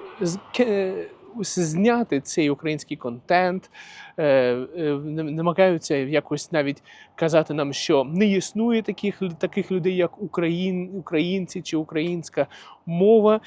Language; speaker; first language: Ukrainian; non-native, local second language; Russian